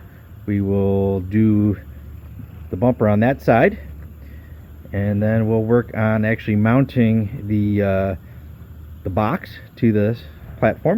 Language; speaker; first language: English; native; English